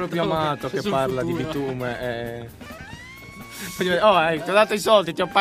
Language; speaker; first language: Italian; native; Italian